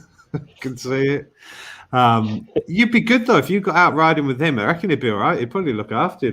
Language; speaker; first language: English; native; English